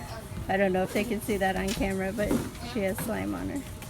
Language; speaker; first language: English; native; English